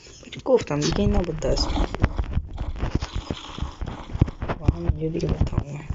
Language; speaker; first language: Persian; native; Persian